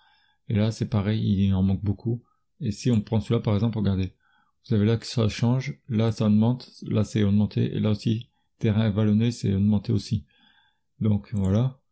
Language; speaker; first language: French; native; French